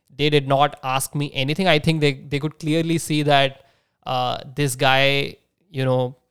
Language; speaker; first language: English; non-native, local second language; Marathi